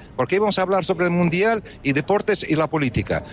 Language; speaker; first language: Spanish; non-native, fluent; Russian